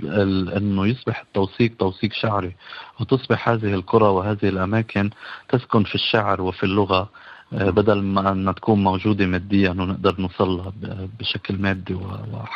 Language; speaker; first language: Arabic; native; Arabic